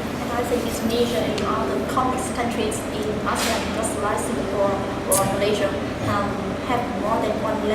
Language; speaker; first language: English; non-native, learner; Vietnamese